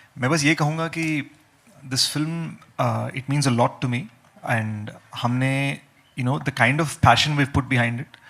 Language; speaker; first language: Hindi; non-native, learner; Telugu